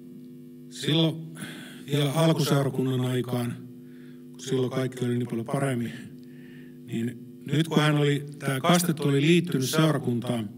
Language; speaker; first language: Finnish; native; Finnish